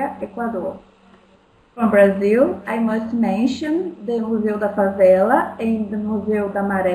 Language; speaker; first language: English; non-native, fluent; Portuguese